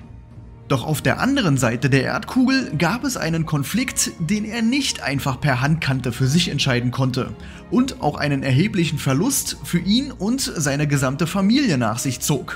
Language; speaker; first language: German; native; German